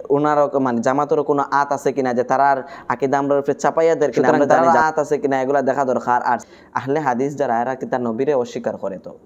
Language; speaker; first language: Bangla; non-native, local second language; Sylheti